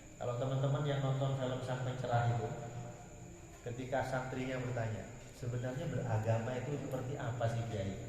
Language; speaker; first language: Indonesian; non-native, local second language; Madurese